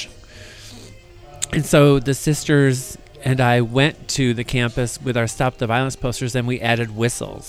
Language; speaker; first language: English; native; English